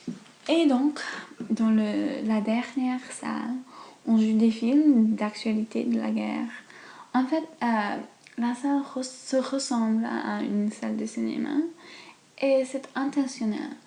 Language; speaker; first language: French; non-native, fluent; English